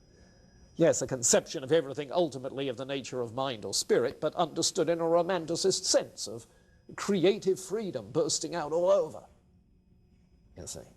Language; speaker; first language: English; native; English